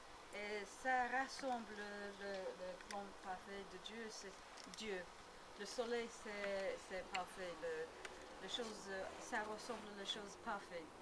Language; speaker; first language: French; non-native, learner; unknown